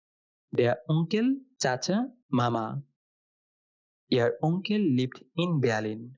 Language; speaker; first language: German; non-native, fluent; Bangla